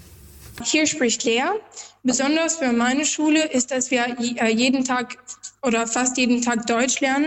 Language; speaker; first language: German; non-native, learner; Albanian